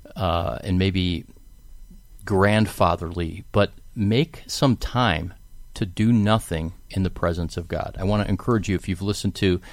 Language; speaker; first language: English; native; English